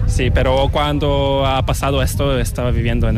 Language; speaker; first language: Spanish; non-native, fluent; Korean